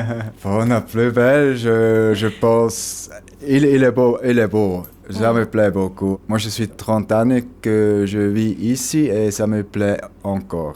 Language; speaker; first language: French; non-native, local second language; German